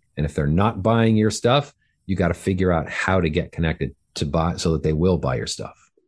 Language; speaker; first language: English; native; English